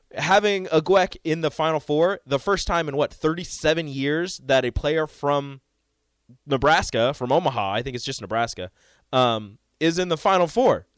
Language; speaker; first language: English; native; English